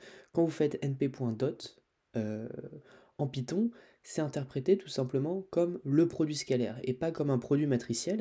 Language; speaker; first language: French; native; French